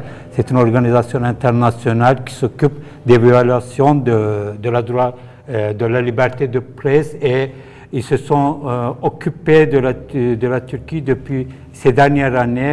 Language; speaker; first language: French; non-native, fluent; Turkish